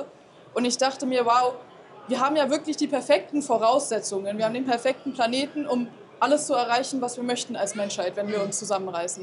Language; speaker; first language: German; native; German